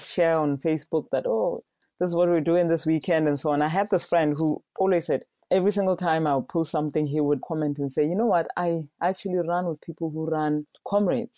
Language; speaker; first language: English; non-native, local second language; Tswana